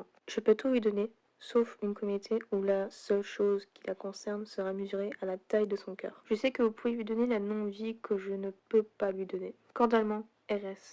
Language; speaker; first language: French; native; French